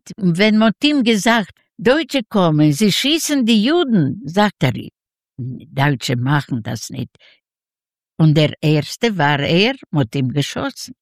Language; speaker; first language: German; non-native, learner; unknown